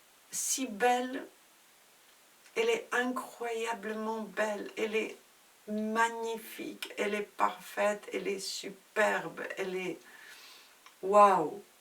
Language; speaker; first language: French; non-native, fluent; Spanish